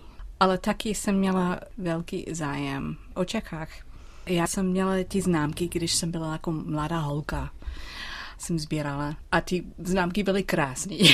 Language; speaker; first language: Czech; non-native, fluent; English